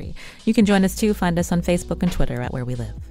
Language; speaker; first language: English; native; English